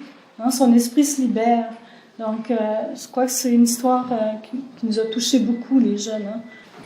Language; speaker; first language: French; native; French